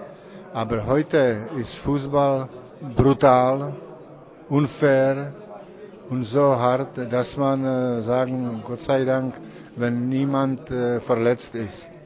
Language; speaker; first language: German; non-native, learner; Czech